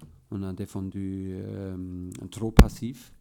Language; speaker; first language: French; non-native, fluent; German